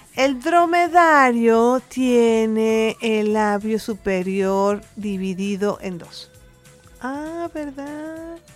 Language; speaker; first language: Spanish; native; Spanish